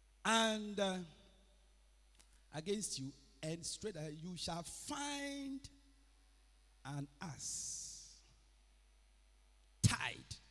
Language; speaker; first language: English; non-native, local second language; Akan